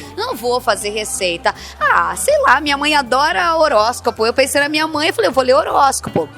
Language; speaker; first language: Portuguese; native; Portuguese